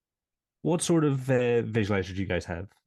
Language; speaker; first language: English; native; English